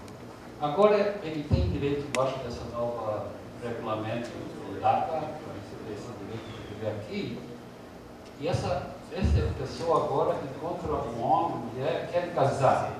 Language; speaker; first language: Portuguese; early bilingual, heritage; Portuguese